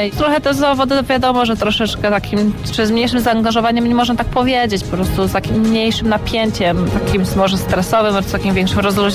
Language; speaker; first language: Polish; native; Polish